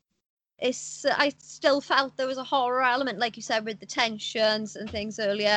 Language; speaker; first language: English; native; English